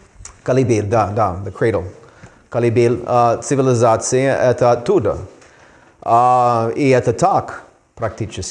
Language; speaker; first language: Russian; non-native, fluent; English